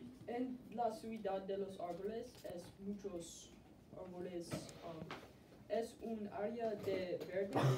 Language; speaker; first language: Spanish; non-native, learner; English